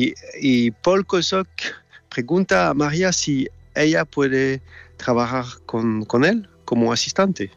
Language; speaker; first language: Spanish; non-native, fluent; French